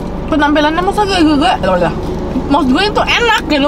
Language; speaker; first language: Indonesian; native; Indonesian